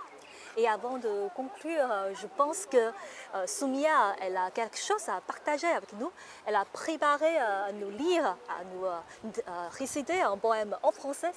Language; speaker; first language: French; non-native, fluent; Chinese